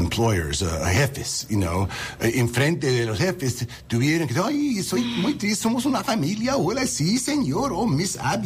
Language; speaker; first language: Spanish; non-native, learner; English